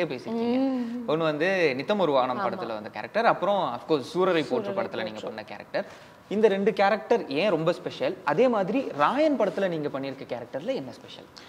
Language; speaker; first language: Tamil; native; Tamil